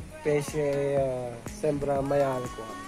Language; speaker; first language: Italian; non-native, learner; Filipino